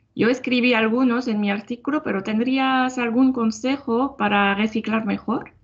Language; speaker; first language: Spanish; non-native, fluent; French